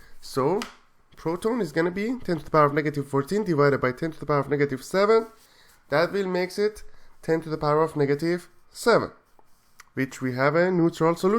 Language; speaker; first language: English; non-native, fluent; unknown